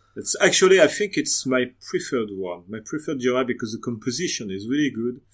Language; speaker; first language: English; non-native, fluent; French